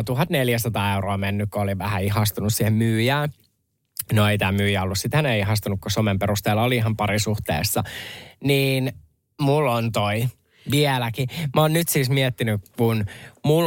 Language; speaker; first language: Finnish; native; Finnish